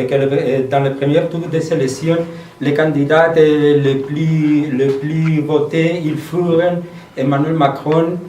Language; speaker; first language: French; non-native, learner; Spanish